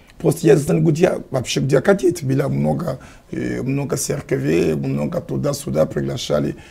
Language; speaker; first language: Russian; non-native, fluent; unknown